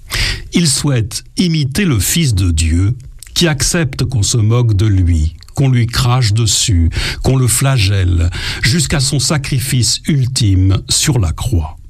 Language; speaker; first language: French; native; French